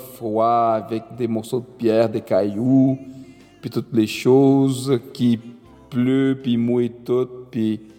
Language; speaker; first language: French; non-native, fluent; Portuguese